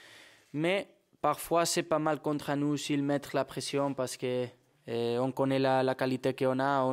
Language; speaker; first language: French; non-native, fluent; Spanish